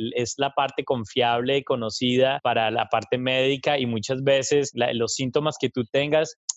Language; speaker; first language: Spanish; native; Spanish